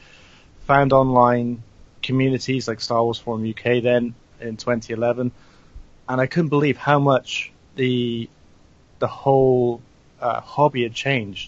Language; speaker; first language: English; native; English